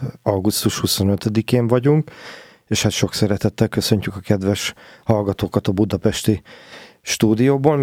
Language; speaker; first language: Hungarian; native; Hungarian